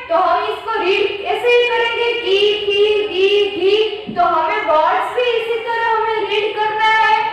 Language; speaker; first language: Hindi; non-native, local second language; Gujarati